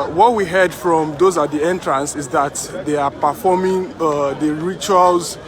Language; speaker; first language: English; non-native, local second language; Yoruba